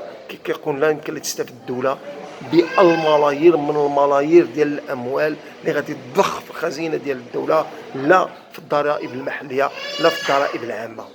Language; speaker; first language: Arabic; native; Arabic